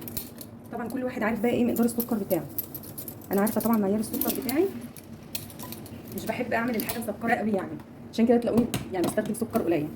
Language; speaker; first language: Arabic; native; Arabic